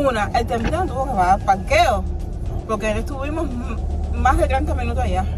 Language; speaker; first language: Spanish; native; Spanish